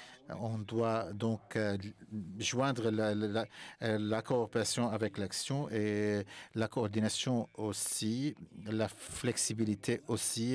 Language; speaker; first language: French; non-native, fluent; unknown